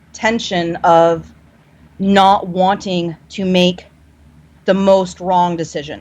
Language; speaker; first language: English; native; English